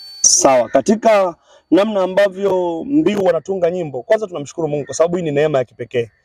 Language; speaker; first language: Swahili; native; Swahili